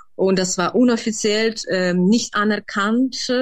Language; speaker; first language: German; non-native, fluent; Ukrainian